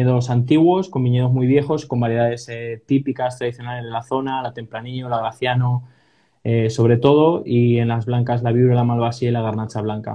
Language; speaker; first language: Spanish; native; Spanish